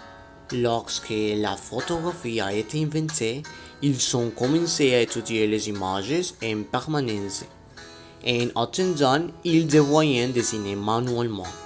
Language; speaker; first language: French; non-native, learner; Spanish